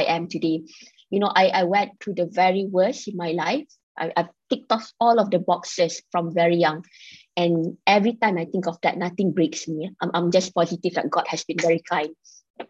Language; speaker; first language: English; non-native, local second language; Malay